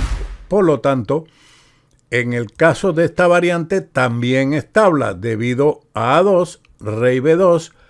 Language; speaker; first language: Spanish; native; Spanish